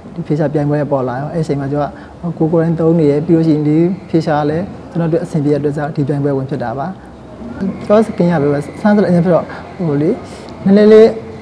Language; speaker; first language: Burmese; native; Burmese